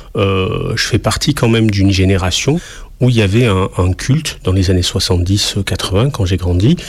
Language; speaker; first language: French; native; French